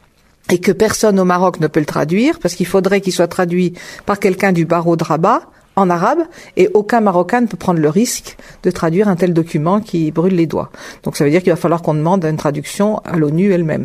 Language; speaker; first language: French; native; French